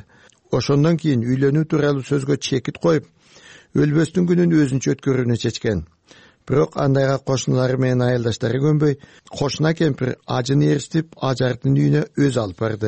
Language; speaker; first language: Kyrgyz; native; Kyrgyz